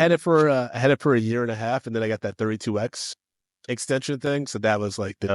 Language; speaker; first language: English; native; English